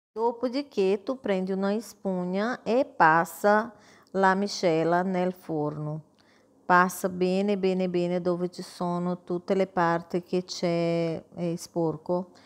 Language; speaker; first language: Italian; non-native, fluent; Portuguese